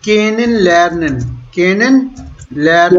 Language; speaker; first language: German; non-native, fluent; Hindi